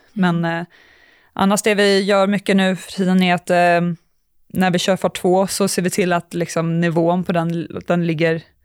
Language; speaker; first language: Swedish; native; Swedish